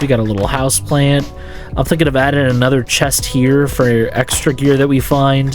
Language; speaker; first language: English; native; English